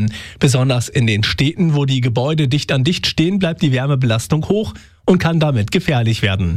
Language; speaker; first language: German; native; German